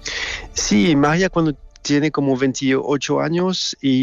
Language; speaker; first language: Spanish; non-native, learner; French